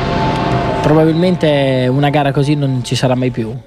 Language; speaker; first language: Italian; native; Italian